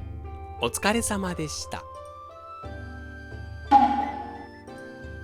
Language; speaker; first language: Japanese; non-native, fluent; Portuguese